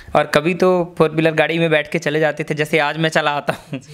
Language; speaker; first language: Hindi; native; Hindi